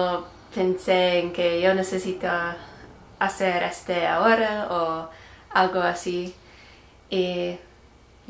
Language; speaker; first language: Spanish; non-native, learner; English